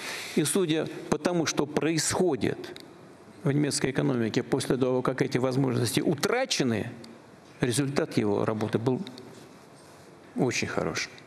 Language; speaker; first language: Russian; native; Russian